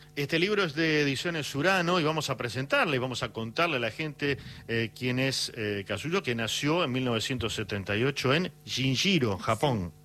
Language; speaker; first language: Spanish; native; Spanish